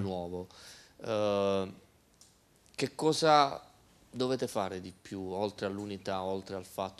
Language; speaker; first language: Italian; native; Italian